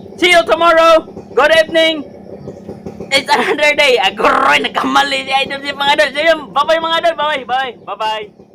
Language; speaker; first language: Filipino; non-native, local second language; Cebuano